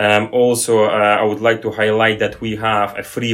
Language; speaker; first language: English; non-native, fluent; Lithuanian